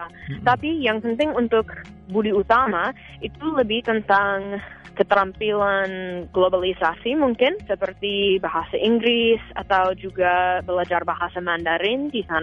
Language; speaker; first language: Indonesian; non-native, fluent; English